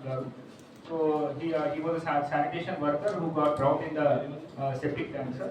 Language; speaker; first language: English; non-native, local second language; Telugu